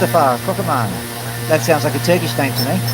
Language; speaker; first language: English; native; English